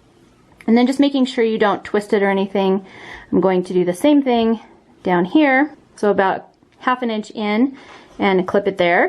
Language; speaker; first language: English; native; English